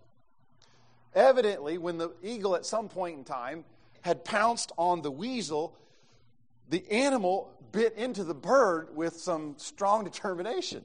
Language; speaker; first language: English; native; English